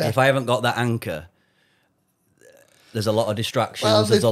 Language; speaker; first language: English; native; English